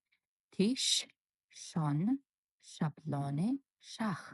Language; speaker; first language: German; non-native, fluent; Mongolian